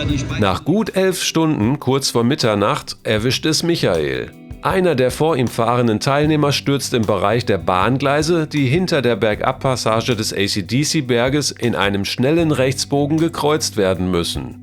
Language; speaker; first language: German; native; German